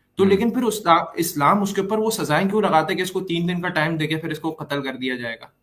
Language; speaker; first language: Urdu; native; Urdu